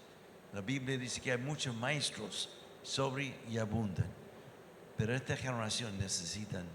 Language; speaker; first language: Spanish; non-native, fluent; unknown